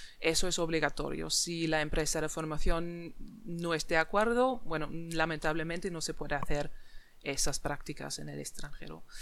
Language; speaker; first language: Spanish; non-native, fluent; German